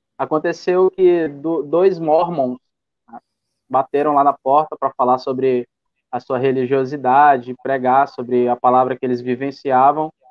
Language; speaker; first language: Portuguese; native; Portuguese